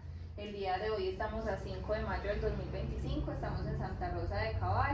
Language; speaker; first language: Spanish; native; Spanish